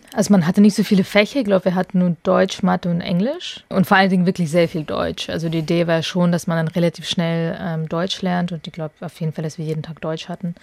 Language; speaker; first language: German; early bilingual, other home language; Russian